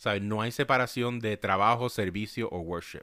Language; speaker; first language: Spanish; early bilingual, heritage; Spanish